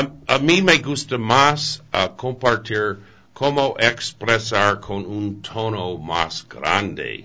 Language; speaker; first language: Spanish; non-native, learner; English